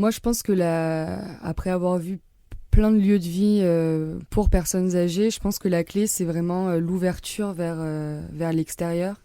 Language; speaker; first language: French; native; French